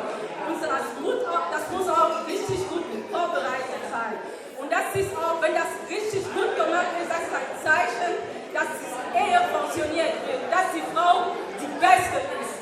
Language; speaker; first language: German; non-native, learner; French